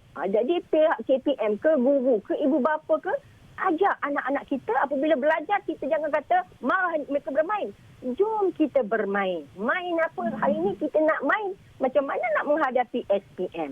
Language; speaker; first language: Malay; native; Malay